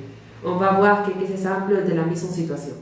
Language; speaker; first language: French; non-native, learner; Spanish